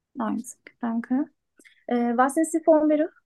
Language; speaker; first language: German; non-native, learner; Turkish